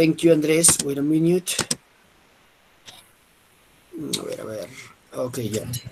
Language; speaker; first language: English; non-native, fluent; Spanish